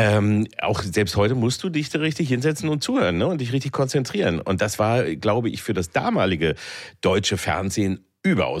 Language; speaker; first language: German; native; German